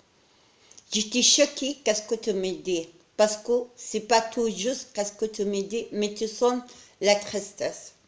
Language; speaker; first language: French; non-native, learner; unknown